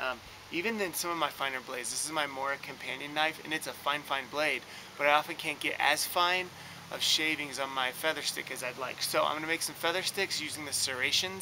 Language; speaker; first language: English; native; English